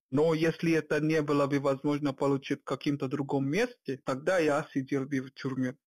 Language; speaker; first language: Russian; non-native, fluent; Hindi